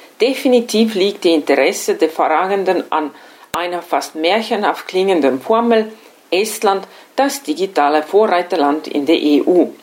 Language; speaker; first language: German; non-native, fluent; Estonian